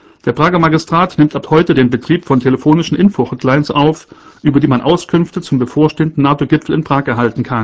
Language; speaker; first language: German; native; German